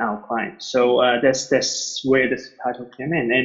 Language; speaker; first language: English; non-native, local second language; Cantonese